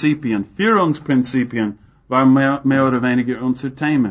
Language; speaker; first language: German; non-native, fluent; English